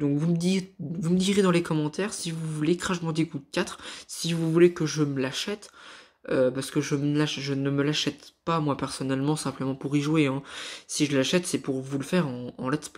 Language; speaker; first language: French; native; French